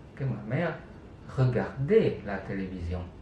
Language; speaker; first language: French; non-native, fluent; Indonesian